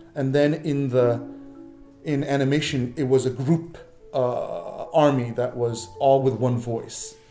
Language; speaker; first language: English; native; English